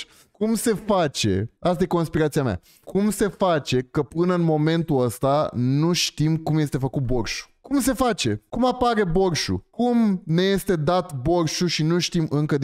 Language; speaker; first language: Romanian; native; Romanian